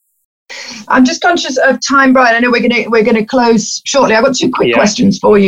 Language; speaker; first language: English; native; English